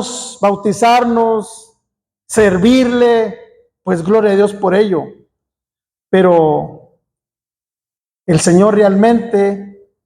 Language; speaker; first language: Spanish; native; Spanish